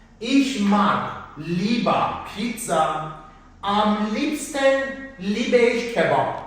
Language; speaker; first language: German; non-native, fluent; Turkish